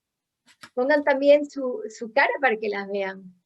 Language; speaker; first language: Spanish; native; Spanish